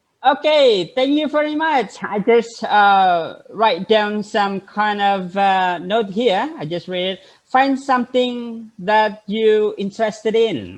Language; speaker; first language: English; non-native, fluent; Indonesian